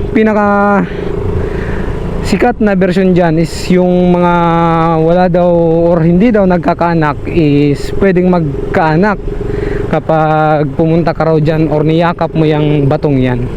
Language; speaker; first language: Filipino; non-native, local second language; Bikol